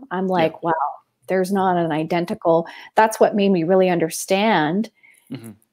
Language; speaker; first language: English; native; English